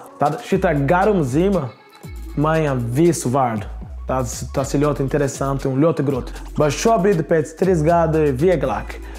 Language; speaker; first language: Latvian; non-native, learner; Portuguese